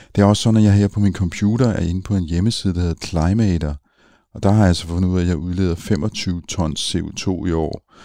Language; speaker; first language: Danish; native; Danish